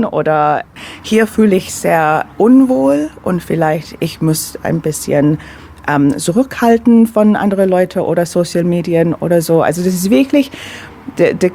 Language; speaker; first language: German; non-native, fluent; English